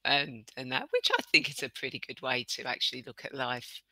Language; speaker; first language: English; native; English